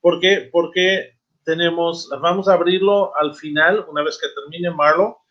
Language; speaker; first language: Spanish; non-native, fluent; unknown